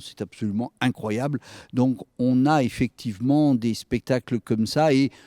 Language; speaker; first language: French; native; French